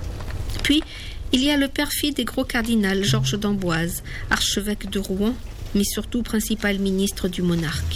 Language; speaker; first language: French; native; French